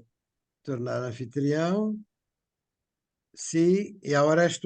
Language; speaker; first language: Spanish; non-native, fluent; Portuguese